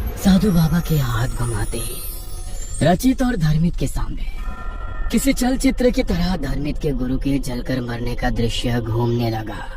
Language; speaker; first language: Hindi; native; Hindi